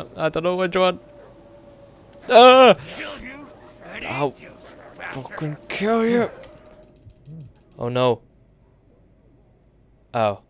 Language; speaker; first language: English; native; English